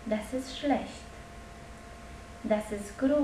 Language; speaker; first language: German; non-native, fluent; Polish